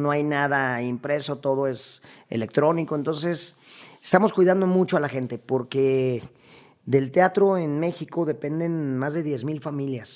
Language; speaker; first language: Spanish; native; Spanish